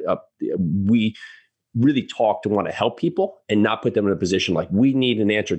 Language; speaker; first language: English; native; English